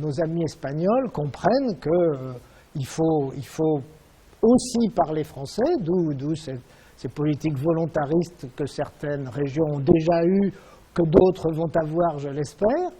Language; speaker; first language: French; native; French